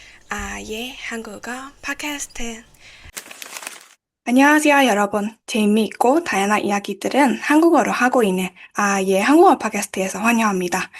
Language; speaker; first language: Korean; non-native, learner; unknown